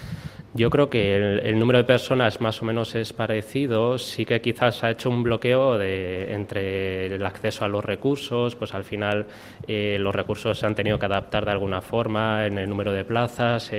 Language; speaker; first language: Spanish; native; Spanish